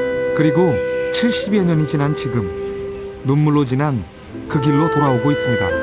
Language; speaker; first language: Korean; native; Korean